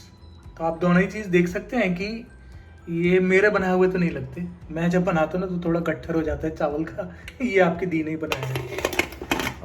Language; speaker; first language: Hindi; native; Hindi